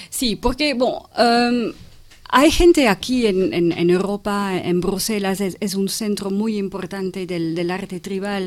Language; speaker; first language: Spanish; non-native, fluent; French